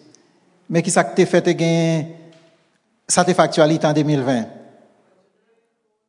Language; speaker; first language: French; non-native, local second language; Haitian Creole